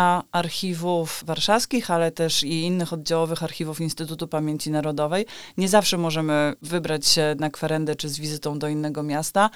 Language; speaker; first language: Polish; native; Polish